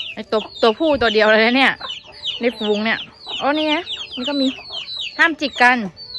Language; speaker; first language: Thai; non-native, local second language; Karen languages